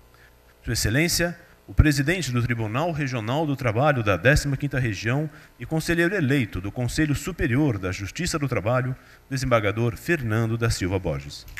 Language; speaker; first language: Portuguese; native; Portuguese